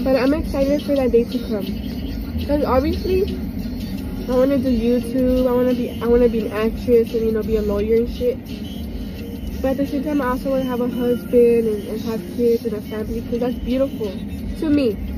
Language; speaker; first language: English; early bilingual, other home language; Spanish